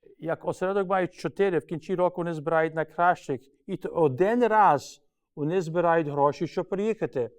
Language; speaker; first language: Ukrainian; early bilingual, heritage; Ukrainian